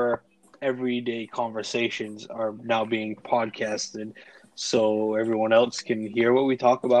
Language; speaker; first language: English; native; English